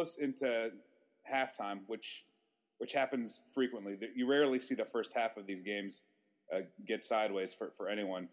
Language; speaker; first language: English; native; English